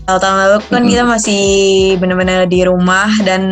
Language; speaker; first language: Indonesian; native; Indonesian